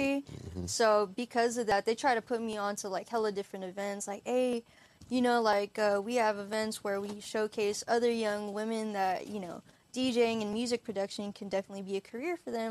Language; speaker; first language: English; native; English